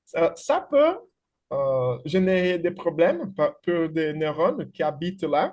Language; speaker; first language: French; non-native, fluent; Portuguese